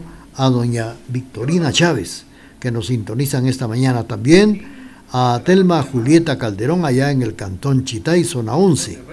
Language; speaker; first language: Spanish; native; Spanish